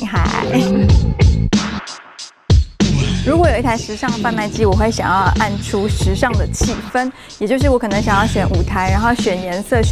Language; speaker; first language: Chinese; native; Chinese